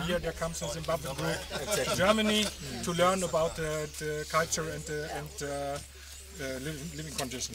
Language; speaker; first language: English; non-native, fluent; German